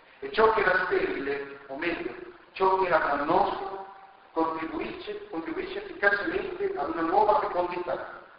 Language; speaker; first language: Italian; non-native, fluent; Spanish